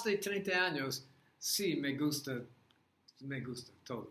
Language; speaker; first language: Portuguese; non-native, learner; English